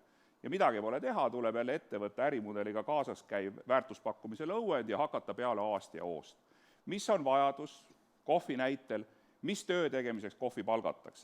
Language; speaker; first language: Estonian; native; Estonian